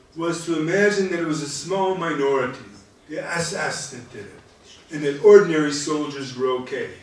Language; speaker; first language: English; native; English